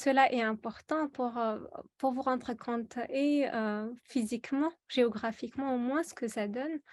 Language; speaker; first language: French; non-native, local second language; Arabic